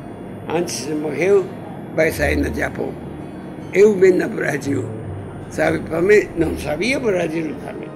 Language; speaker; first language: Portuguese; non-native, learner; Japanese